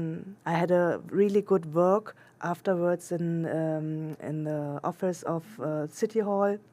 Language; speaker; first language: English; non-native, local second language; German